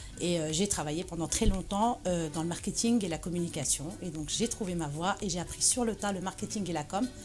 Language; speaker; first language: French; early bilingual, other home language; Arabic